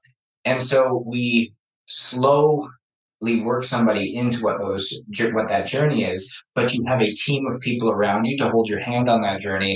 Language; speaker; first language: English; native; English